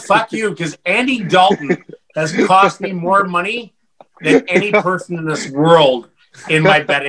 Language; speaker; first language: English; native; English